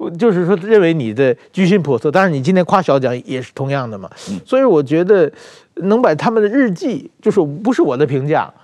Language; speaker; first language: Chinese; non-native, fluent; Japanese